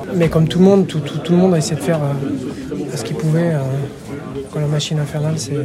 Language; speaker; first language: French; native; French